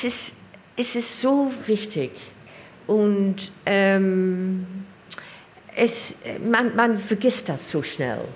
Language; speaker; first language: German; non-native, learner; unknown